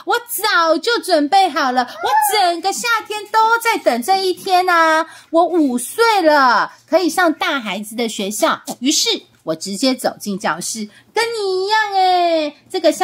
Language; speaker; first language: Chinese; native; Chinese